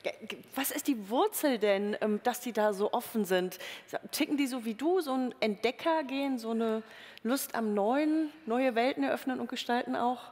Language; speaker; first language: German; native; German